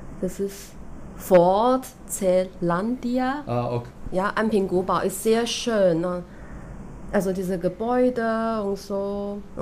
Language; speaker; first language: German; non-native, fluent; Chinese